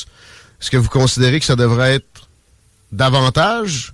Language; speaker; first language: French; native; French